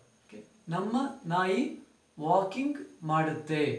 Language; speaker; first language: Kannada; non-native, local second language; Telugu